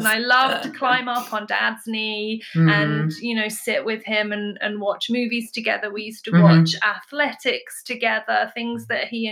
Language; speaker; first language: English; native; English